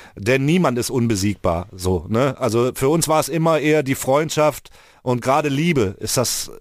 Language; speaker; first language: German; native; German